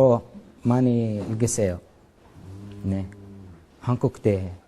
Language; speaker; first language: Korean; non-native, learner; Arabic